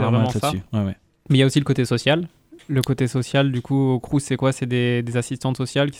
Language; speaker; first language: French; native; French